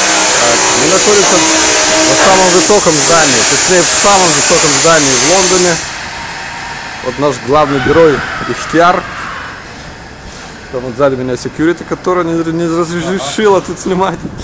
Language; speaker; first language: Russian; native; Russian